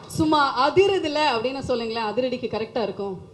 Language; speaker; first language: Tamil; native; Tamil